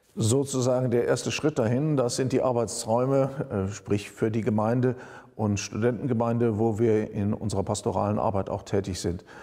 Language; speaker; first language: German; native; German